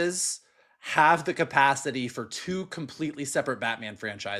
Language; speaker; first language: English; native; English